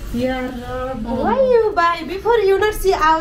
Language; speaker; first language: English; non-native, learner; Nepali